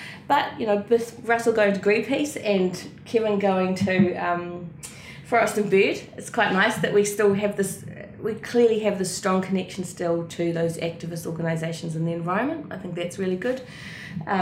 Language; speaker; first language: English; native; English